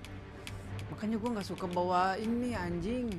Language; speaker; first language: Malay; non-native, local second language; Sundanese